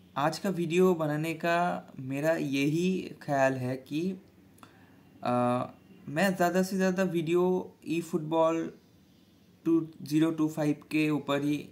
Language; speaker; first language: Hindi; non-native, local second language; Bangla